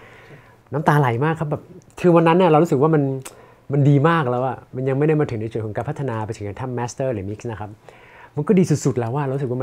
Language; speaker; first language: Thai; native; Thai